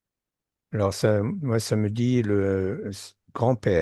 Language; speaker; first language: French; native; French